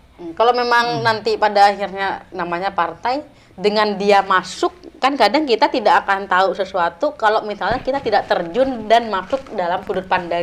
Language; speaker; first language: Indonesian; native; Indonesian